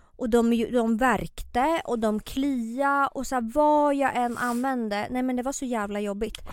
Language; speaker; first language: Swedish; native; Swedish